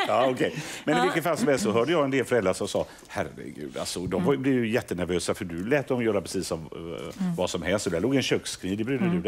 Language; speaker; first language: Swedish; native; Swedish